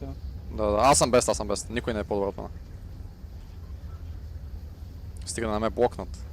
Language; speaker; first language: Bulgarian; native; Bulgarian